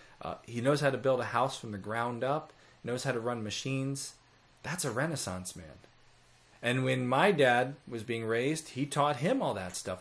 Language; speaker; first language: English; native; English